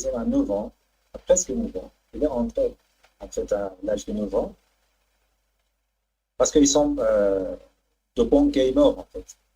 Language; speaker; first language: French; non-native, fluent; Persian